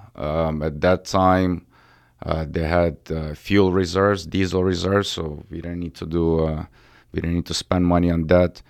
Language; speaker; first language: English; early bilingual, other home language; Ukrainian